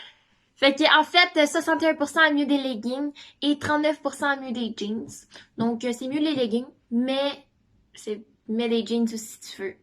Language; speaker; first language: French; native; French